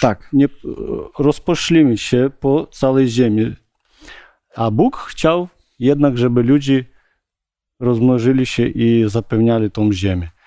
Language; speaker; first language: Polish; non-native, learner; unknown